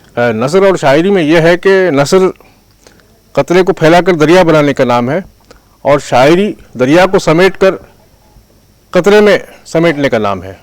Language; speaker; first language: Urdu; native; Urdu